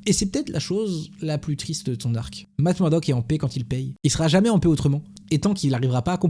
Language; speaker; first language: French; native; French